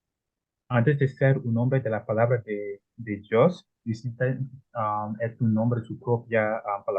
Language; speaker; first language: Spanish; non-native, learner; Italian